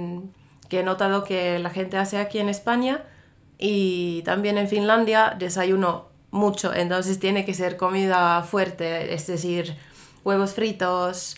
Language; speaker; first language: Spanish; non-native, fluent; Finnish